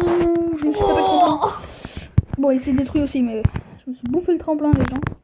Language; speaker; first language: French; native; French